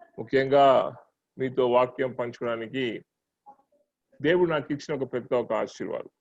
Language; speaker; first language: Telugu; non-native, local second language; Tamil